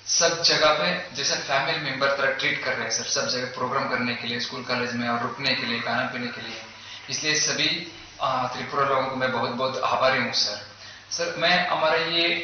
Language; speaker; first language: Hindi; non-native, local second language; Kannada